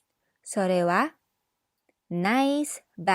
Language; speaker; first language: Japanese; non-native, fluent; English